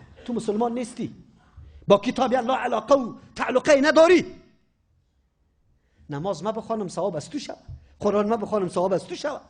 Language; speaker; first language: Persian; native; Persian